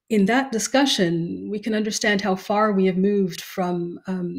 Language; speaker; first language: English; native; English